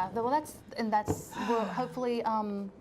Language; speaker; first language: English; native; English